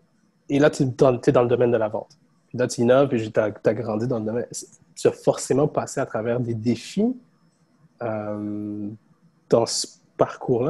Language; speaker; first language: French; native; French